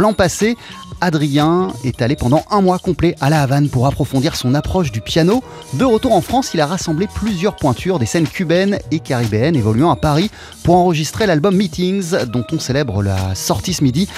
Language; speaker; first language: French; native; French